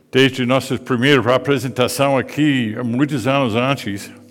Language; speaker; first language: Portuguese; non-native, fluent; English